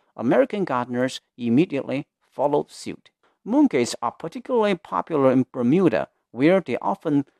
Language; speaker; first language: English; non-native, fluent; Chinese